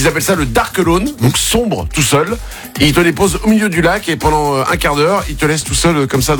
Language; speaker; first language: French; native; French